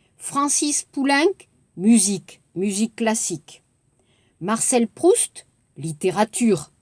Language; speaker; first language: French; native; French